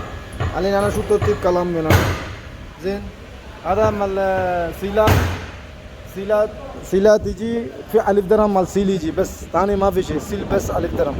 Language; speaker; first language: Arabic; non-native, learner; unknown